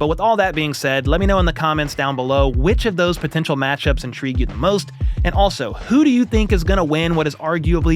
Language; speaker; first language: English; native; English